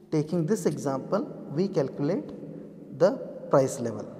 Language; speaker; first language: English; non-native, local second language; Kannada